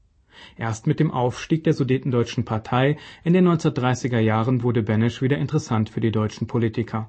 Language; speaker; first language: German; native; German